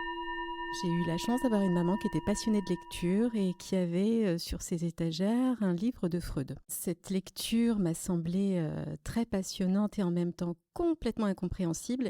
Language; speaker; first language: French; native; French